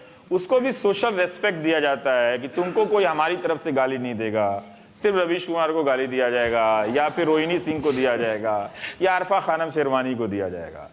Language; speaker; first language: Hindi; native; Hindi